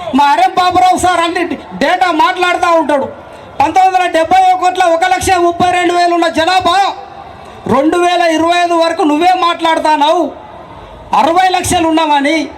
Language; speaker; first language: Telugu; non-native, local second language; Koya